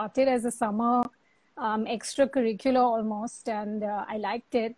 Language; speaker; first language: English; non-native, local second language; Hindi